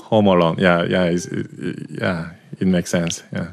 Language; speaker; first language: English; non-native, learner; Korean